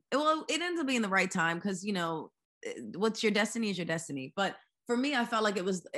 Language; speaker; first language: English; native; English